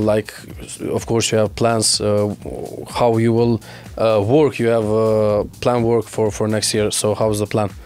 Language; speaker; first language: English; non-native, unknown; Albanian